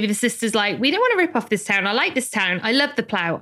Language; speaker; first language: English; native; English